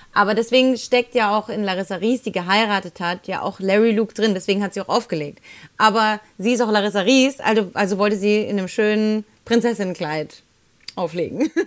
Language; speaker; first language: German; early bilingual, other home language; Spanish